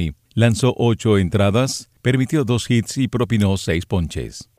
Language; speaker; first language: Spanish; native; Spanish